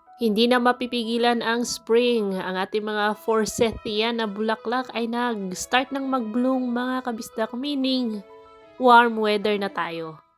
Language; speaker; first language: Filipino; non-native, local second language; Cebuano